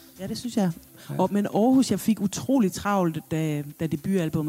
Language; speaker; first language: Danish; native; Danish